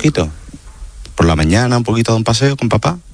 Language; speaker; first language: Spanish; native; Spanish